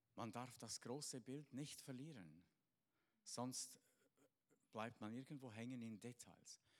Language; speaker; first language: German; native; German